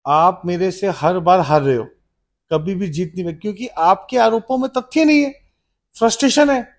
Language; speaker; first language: Hindi; native; Hindi